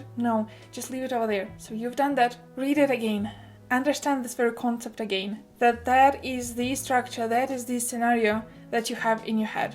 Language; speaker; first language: English; non-native, fluent; Russian